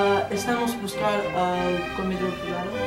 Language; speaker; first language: Spanish; non-native, learner; English